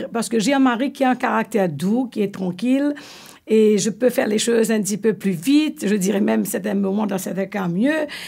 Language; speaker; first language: French; non-native, local second language; Morisyen